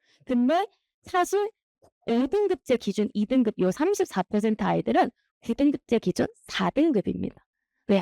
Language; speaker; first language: Korean; native; Korean